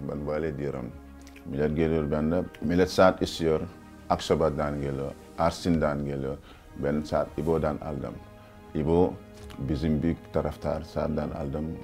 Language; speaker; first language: Turkish; non-native, learner; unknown